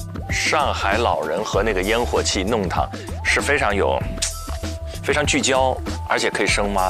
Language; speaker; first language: Chinese; native; Chinese